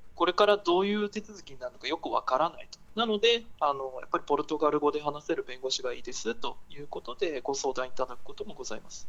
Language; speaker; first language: Japanese; early bilingual, other home language; Portuguese